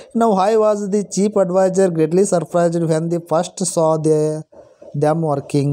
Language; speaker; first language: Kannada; native; Kannada